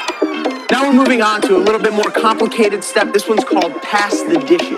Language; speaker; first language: English; native; English